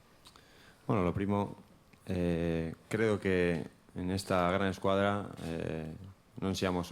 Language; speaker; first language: Italian; non-native, learner; Spanish